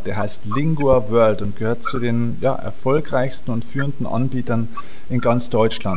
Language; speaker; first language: German; native; German